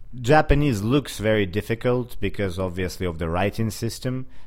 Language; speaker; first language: English; non-native, fluent; Russian